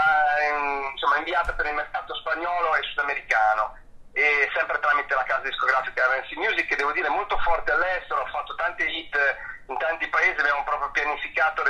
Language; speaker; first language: Italian; native; Italian